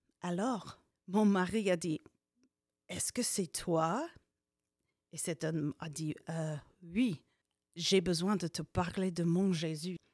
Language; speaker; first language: French; non-native, fluent; English